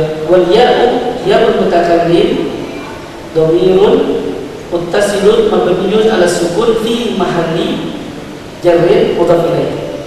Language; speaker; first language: Arabic; non-native, fluent; Indonesian